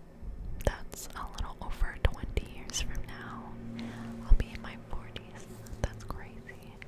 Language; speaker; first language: English; native; English